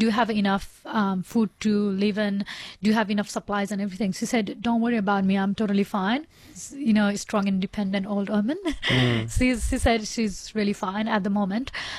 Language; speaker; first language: English; non-native, local second language; Nepali